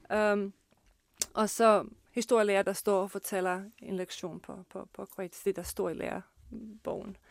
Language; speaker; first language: Danish; non-native, fluent; Bosnian